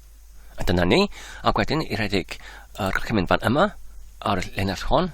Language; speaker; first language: Welsh; non-native, learner; English